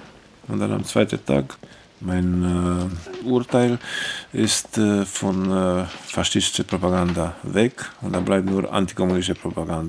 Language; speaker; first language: German; non-native, fluent; Romanian